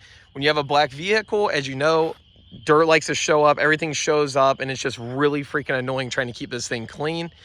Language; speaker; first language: English; native; English